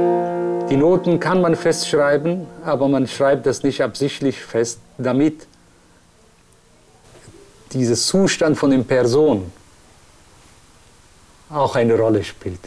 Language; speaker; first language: German; non-native, fluent; Persian